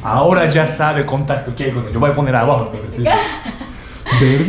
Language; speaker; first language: Spanish; non-native, learner; Japanese